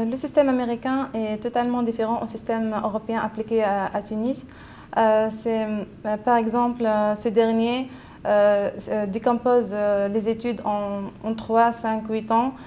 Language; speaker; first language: French; non-native, local second language; Arabic